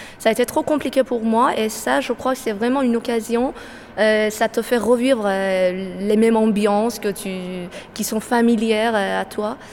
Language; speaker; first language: French; non-native, fluent; Persian